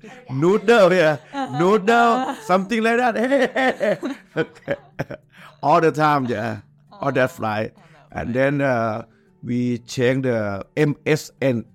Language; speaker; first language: English; non-native, learner; Thai